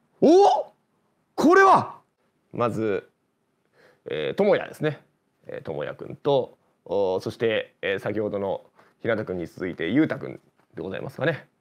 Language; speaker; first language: Japanese; native; Japanese